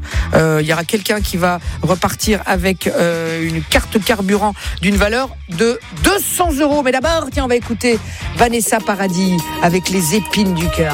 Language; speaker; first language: French; native; French